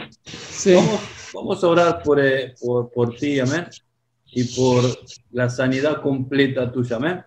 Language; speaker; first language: Spanish; non-native, fluent; Portuguese